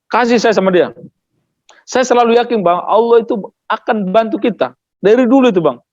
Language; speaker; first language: Indonesian; non-native, local second language; Tetum